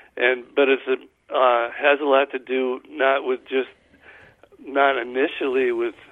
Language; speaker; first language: English; native; English